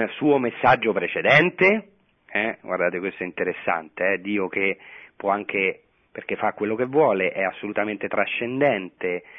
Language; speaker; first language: Italian; native; Italian